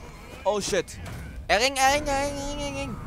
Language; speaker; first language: German; native; German